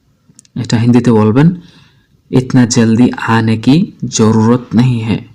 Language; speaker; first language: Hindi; non-native, fluent; Bangla